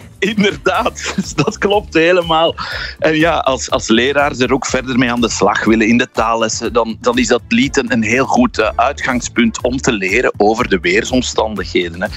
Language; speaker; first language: Dutch; native; Dutch